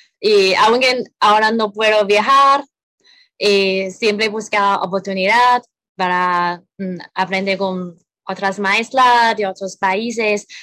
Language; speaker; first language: Spanish; non-native, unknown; Cantonese